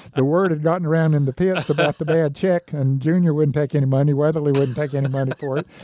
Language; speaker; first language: English; native; English